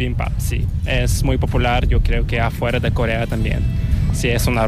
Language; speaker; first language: Spanish; non-native, fluent; Korean